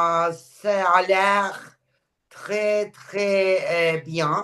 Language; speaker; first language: French; non-native, learner; Turkish